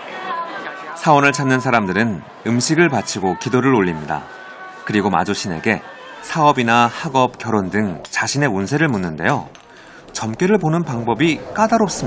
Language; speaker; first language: Korean; native; Korean